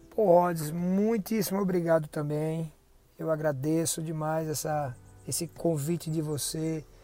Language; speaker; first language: Portuguese; native; Portuguese